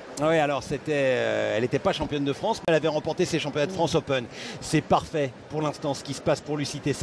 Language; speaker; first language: French; native; French